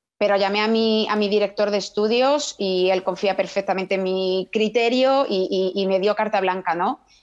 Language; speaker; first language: Spanish; native; Spanish